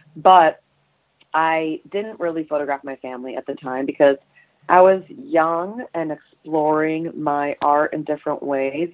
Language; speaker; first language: English; early bilingual, other home language; Polish